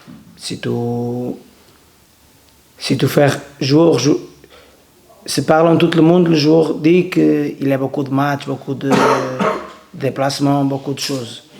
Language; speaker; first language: French; non-native, learner; Portuguese